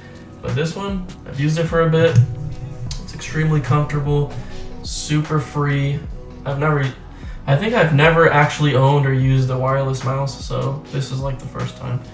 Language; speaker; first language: English; native; English